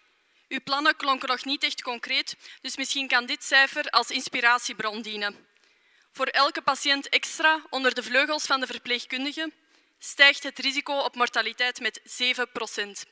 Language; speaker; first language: Dutch; native; Dutch